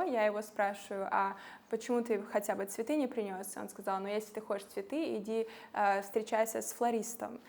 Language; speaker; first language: Russian; non-native, fluent; English